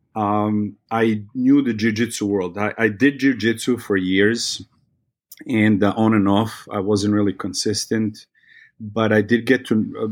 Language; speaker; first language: English; non-native, fluent; Serbian